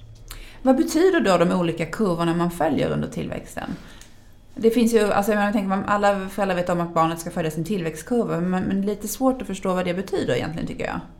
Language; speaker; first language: Swedish; native; Swedish